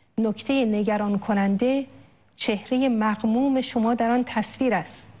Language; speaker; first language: Persian; native; Persian